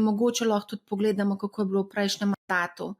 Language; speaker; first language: Slovenian; native; Slovenian